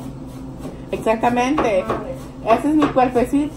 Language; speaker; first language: Spanish; early bilingual, heritage; Spanish